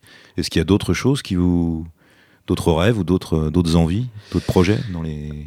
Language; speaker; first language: French; native; French